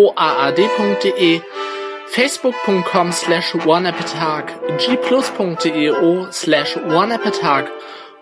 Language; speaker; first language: German; native; German